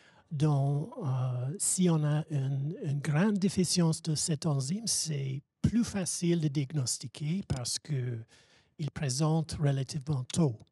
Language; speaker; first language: French; non-native, fluent; English